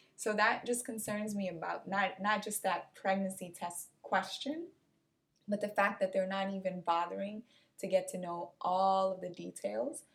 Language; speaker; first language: English; non-native, fluent; Portuguese